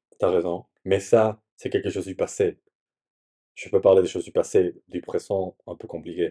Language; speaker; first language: French; non-native, learner; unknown